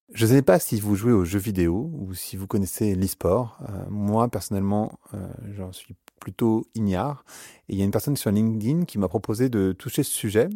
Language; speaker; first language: French; native; French